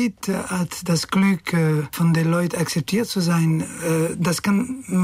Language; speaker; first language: German; non-native, fluent; Italian